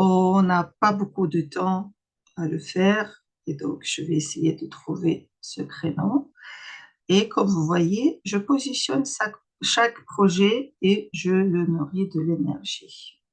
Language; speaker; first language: French; non-native, fluent; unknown